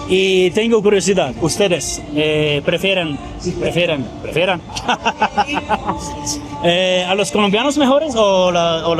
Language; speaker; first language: Spanish; non-native, learner; Polish